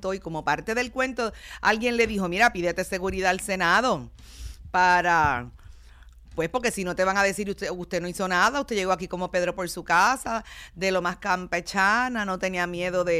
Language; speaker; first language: Spanish; native; Spanish